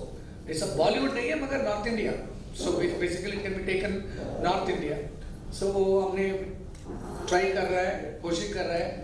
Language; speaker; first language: Hindi; non-native, local second language; Kannada